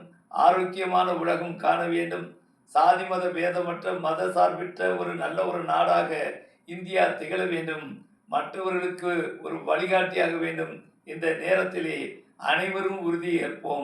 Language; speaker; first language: Tamil; native; Tamil